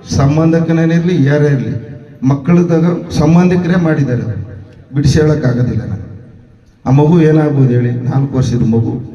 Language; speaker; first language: Kannada; non-native, local second language; Telugu